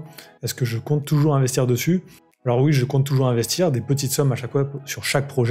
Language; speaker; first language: French; native; French